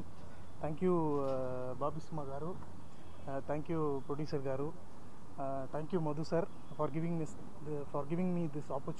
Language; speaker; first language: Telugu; non-native, learner; Tamil